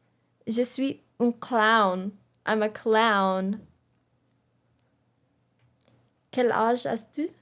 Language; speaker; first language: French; non-native, learner; English